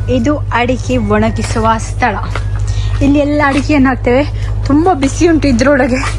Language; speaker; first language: Kannada; non-native, local second language; Tulu